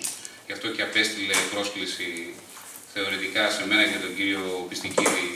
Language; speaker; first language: Greek; native; Greek